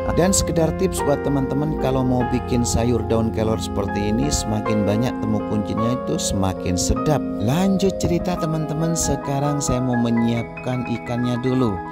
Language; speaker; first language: Indonesian; non-native, local second language; Madurese